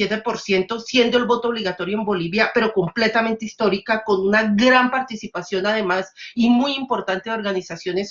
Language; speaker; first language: Spanish; native; Spanish